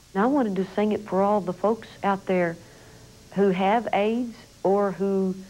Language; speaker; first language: English; native; English